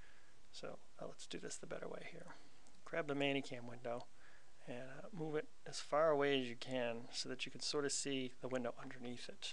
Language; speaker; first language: English; native; English